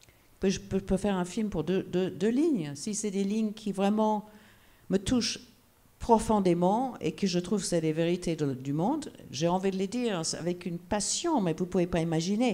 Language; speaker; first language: French; non-native, fluent; English